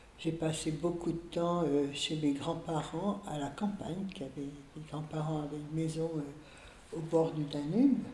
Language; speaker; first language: French; early bilingual, other home language; Hungarian